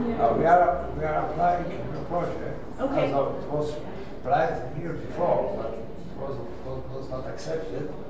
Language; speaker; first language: English; non-native, learner; Polish